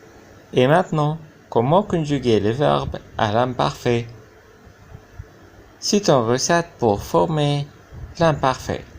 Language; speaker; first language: French; non-native, fluent; Arabic